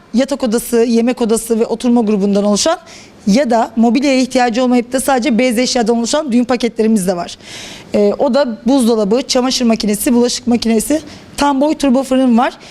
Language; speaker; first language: Turkish; native; Turkish